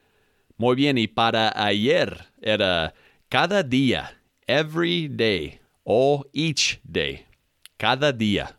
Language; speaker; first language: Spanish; non-native, fluent; English